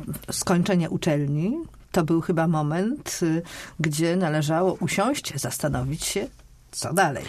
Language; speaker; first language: Polish; native; Polish